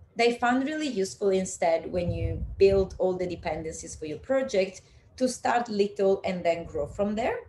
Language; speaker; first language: English; non-native, fluent; Italian